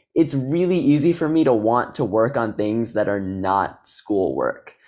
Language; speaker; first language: English; native; English